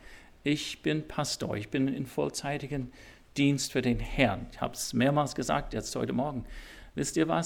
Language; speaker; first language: German; non-native, fluent; English